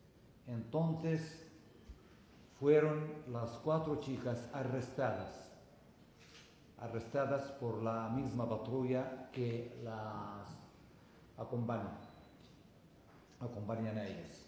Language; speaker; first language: Spanish; non-native, fluent; Arabic